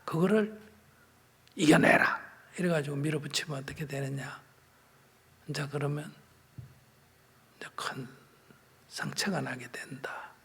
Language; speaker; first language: Korean; native; Korean